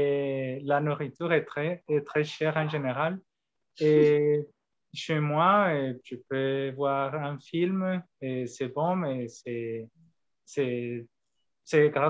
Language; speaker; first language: French; non-native, learner; Spanish